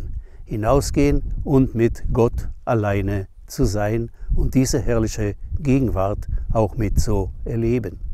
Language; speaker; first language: German; non-native, fluent; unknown